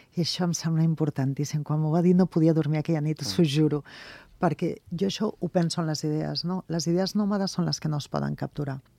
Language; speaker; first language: Catalan; non-native, local second language; Spanish